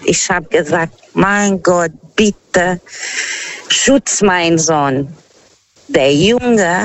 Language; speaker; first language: German; non-native, fluent; Portuguese